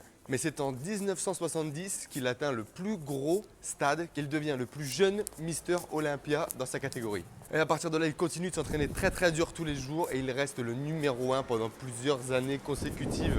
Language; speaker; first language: French; native; French